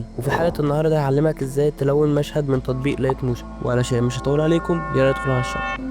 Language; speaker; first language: Arabic; native; Arabic